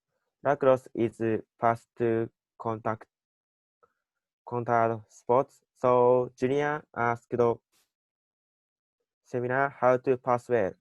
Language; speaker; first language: English; non-native, learner; Japanese